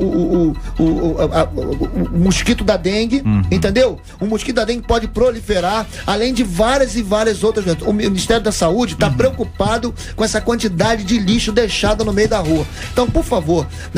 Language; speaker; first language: Portuguese; native; Portuguese